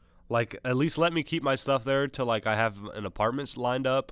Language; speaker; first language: English; native; English